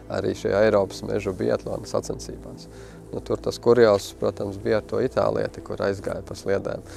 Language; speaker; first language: Latvian; native; Latvian